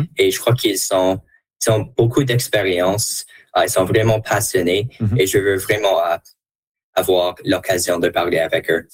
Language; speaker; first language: French; non-native, local second language; English